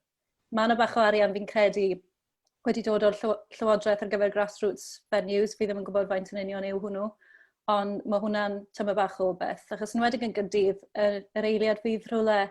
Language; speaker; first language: Welsh; native; Welsh